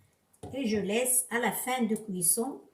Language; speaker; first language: French; non-native, local second language; Arabic